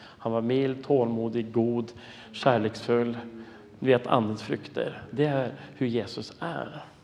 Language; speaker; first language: Swedish; non-native, fluent; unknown